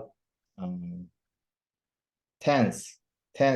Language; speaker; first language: English; non-native, learner; Korean